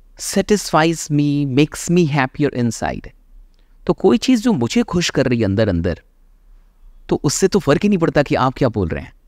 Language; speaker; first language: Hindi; native; Hindi